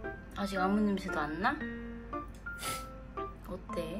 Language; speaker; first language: Korean; native; Korean